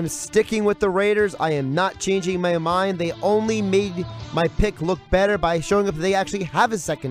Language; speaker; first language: English; native; English